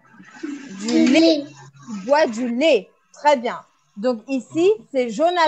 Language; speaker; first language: French; non-native, fluent; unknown